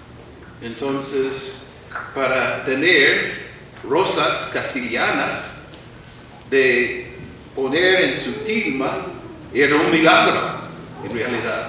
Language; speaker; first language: Spanish; non-native, fluent; English